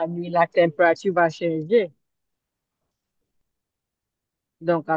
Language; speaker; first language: French; non-native, learner; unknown